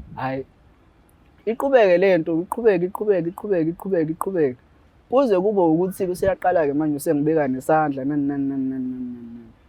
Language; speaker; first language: Zulu; native; Zulu